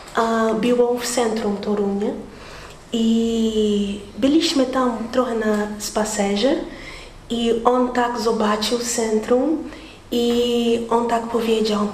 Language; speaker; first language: Polish; non-native, learner; Portuguese